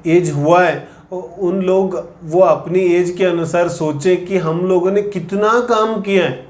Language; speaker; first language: Hindi; non-native, local second language; Kannada